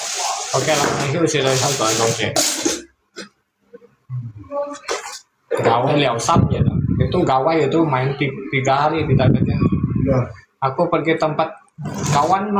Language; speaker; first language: Indonesian; non-native, learner; Vietnamese